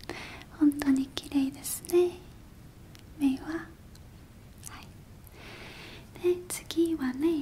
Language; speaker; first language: Japanese; non-native, fluent; Korean